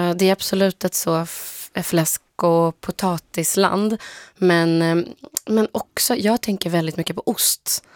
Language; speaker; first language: Swedish; early bilingual, other home language; Polish